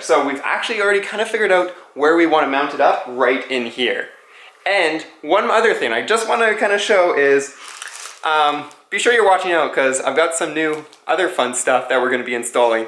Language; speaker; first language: English; native; English